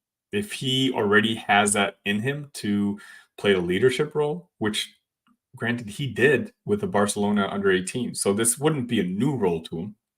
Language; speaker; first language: English; native; English